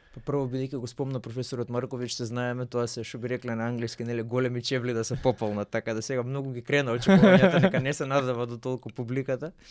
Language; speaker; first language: Macedonian; native; Macedonian